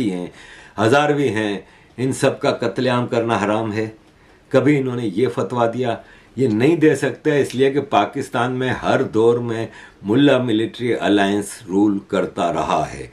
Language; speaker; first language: Urdu; native; Urdu